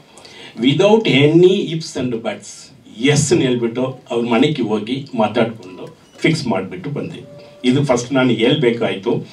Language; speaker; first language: Kannada; non-native, learner; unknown